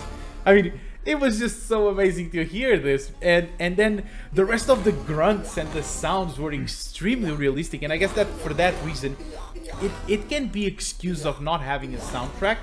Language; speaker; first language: English; non-native, fluent; Portuguese